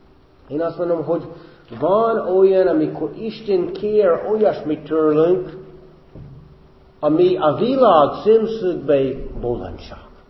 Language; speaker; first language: Hungarian; non-native, fluent; English